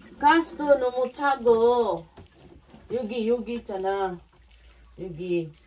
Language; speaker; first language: Korean; non-native, learner; Filipino